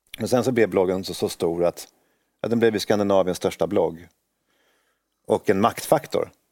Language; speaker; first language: Swedish; native; Swedish